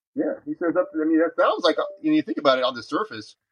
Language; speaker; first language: English; native; English